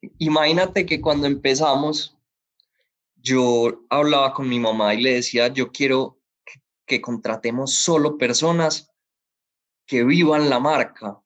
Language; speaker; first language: Spanish; native; Spanish